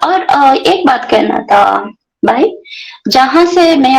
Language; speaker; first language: Hindi; non-native, local second language; Kannada